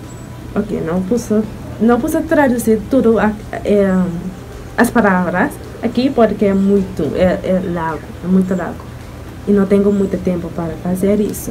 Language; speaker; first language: Portuguese; non-native, learner; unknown